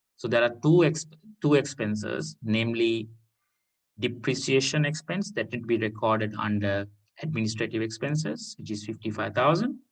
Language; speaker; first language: English; non-native, local second language; Sinhala